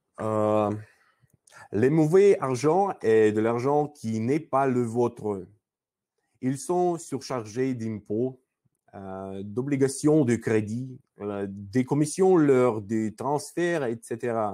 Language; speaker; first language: French; non-native, learner; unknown